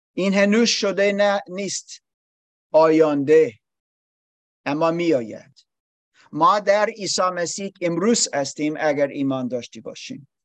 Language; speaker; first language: Persian; non-native, learner; English